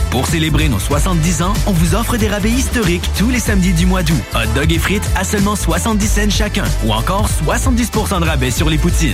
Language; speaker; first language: French; native; French